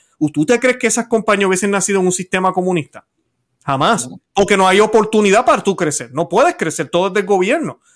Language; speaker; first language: Spanish; native; Spanish